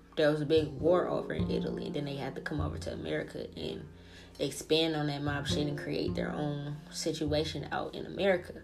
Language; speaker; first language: English; early bilingual, other home language; Italian